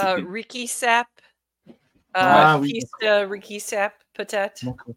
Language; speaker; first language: French; non-native, learner; English